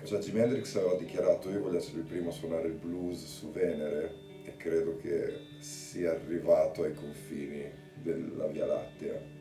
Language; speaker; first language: Italian; native; Italian